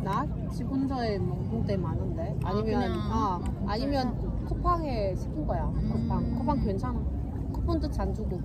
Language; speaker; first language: Korean; non-native, learner; Vietnamese